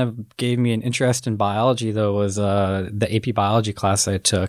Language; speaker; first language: English; native; English